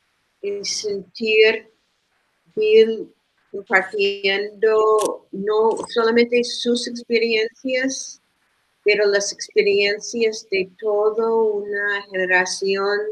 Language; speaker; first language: Spanish; non-native, fluent; English